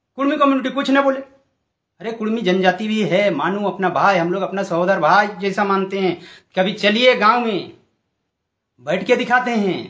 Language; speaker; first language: Hindi; non-native, local second language; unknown